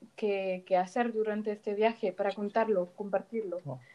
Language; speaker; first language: Spanish; non-native, fluent; French